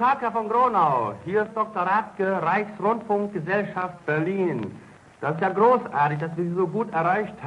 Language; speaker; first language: German; native; German